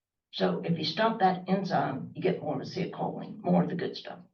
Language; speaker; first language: English; native; English